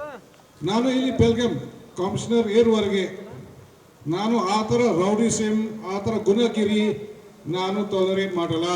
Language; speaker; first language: Kannada; non-native, fluent; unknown